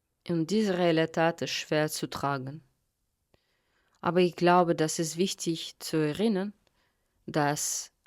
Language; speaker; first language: German; non-native, fluent; Russian